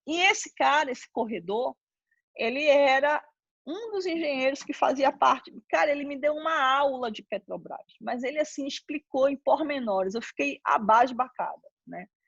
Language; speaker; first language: Portuguese; native; Portuguese